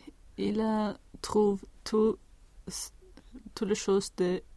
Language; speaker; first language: French; non-native, learner; Swedish